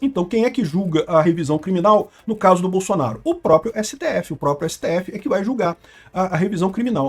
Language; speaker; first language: Portuguese; native; Portuguese